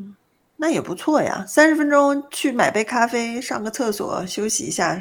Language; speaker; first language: Chinese; native; Chinese